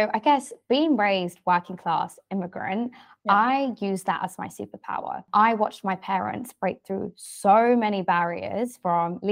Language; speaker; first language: English; native; English